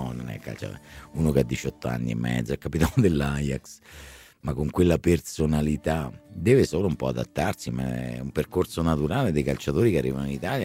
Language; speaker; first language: Italian; native; Italian